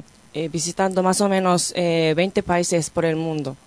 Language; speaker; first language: Spanish; non-native, fluent; Japanese